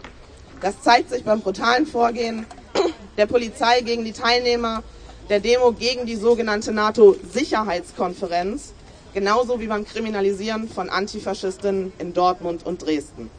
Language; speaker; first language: German; native; German